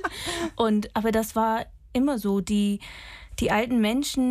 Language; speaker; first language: German; non-native, fluent; English